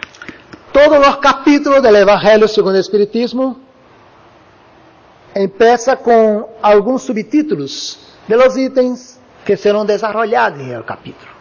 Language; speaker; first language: Spanish; non-native, learner; Portuguese